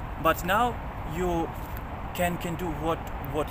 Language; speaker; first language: English; non-native, learner; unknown